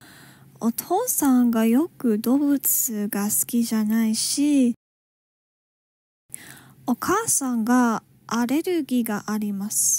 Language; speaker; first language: Japanese; non-native, learner; English